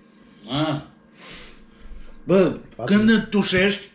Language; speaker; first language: Romanian; native; Romanian